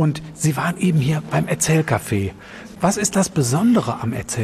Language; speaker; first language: German; native; German